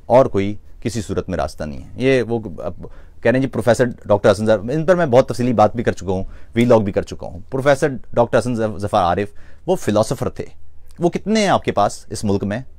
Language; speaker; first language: Urdu; non-native, local second language; Punjabi